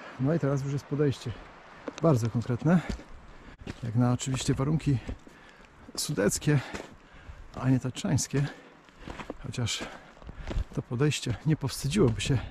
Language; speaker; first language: Polish; native; Polish